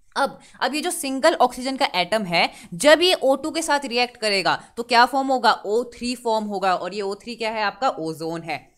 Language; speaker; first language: Hindi; native; Hindi